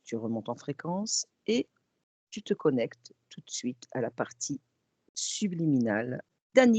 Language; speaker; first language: French; native; French